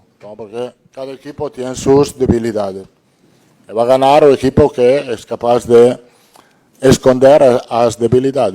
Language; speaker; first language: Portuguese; non-native, fluent; Italian